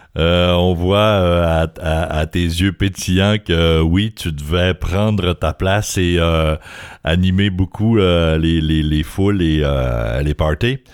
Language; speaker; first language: French; native; French